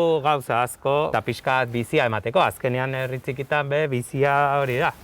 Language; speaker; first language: Basque; non-native, local second language; Spanish